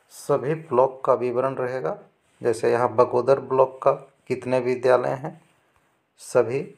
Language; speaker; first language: Hindi; native; Hindi